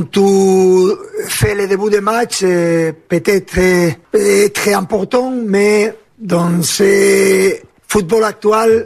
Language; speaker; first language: French; non-native, learner; Spanish